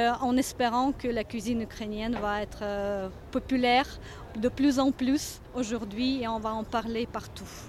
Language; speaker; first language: French; non-native, fluent; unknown